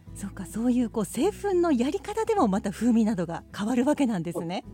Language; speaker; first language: Japanese; native; Japanese